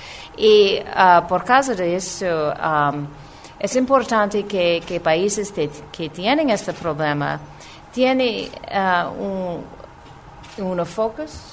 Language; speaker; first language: Spanish; non-native, fluent; English